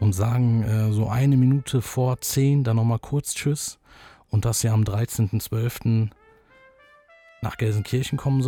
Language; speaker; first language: German; native; German